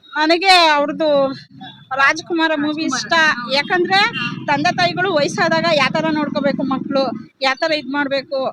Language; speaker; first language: Kannada; native; Kannada